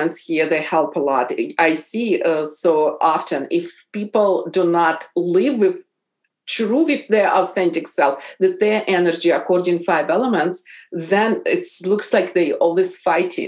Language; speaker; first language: English; non-native, fluent; Russian